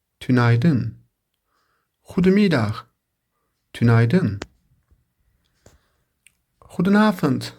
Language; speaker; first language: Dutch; non-native, learner; Turkish